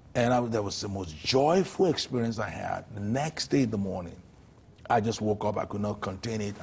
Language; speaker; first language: English; non-native, local second language; Yoruba